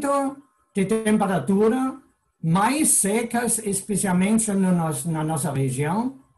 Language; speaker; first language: Portuguese; non-native, fluent; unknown